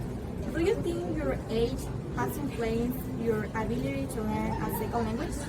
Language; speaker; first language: English; non-native, learner; Spanish